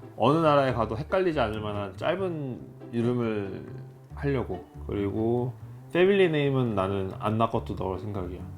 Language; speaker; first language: Korean; native; Korean